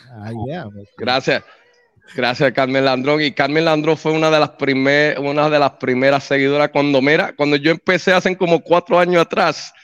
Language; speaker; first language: Spanish; native; Spanish